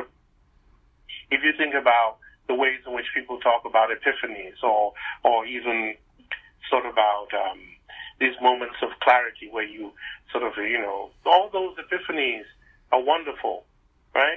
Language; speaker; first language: English; non-native, local second language; Igbo